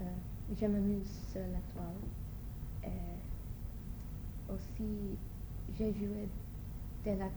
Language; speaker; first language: French; non-native, learner; English